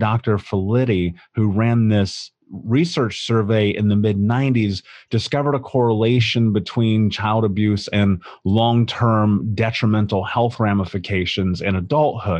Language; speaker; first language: English; native; English